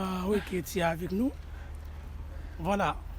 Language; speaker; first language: French; non-native, learner; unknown